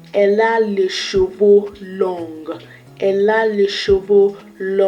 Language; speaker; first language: French; non-native, learner; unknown